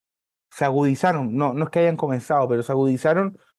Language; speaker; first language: Spanish; native; Spanish